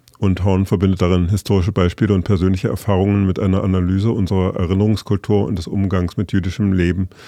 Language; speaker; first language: German; native; German